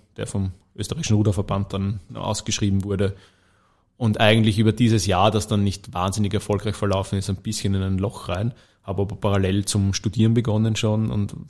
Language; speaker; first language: German; native; German